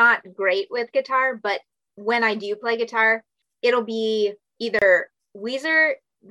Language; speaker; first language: English; native; English